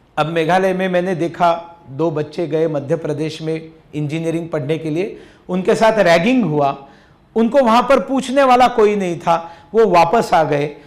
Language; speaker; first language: Hindi; non-native, local second language; Marathi